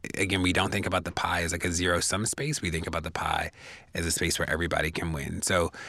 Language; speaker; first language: English; native; English